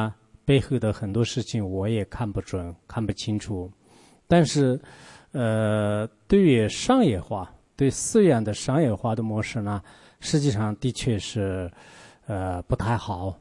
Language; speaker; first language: Chinese; non-native, local second language; Tibetan